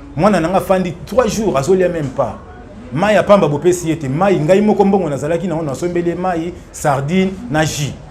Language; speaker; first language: Lingala; native; Lingala